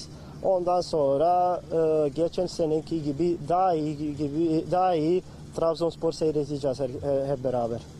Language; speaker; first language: Turkish; non-native, learner; Bosnian